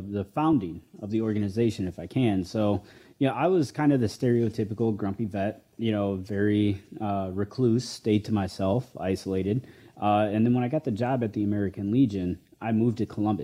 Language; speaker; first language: English; native; English